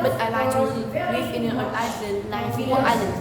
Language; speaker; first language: English; non-native, learner; Vietnamese